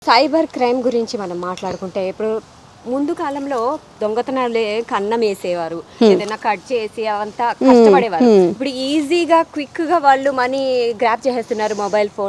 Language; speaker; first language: Telugu; native; Telugu